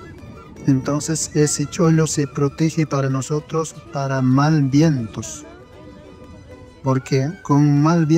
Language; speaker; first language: Spanish; non-native, local second language; Quechua